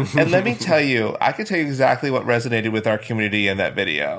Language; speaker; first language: English; native; English